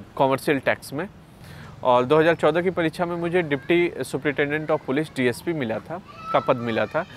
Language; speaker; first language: Hindi; native; Hindi